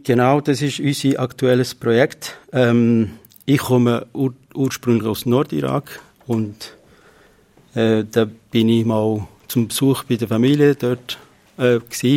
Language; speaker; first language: German; non-native, fluent; Kurdish